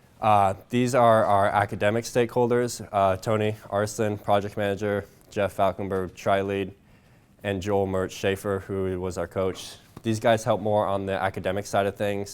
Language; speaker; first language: English; native; English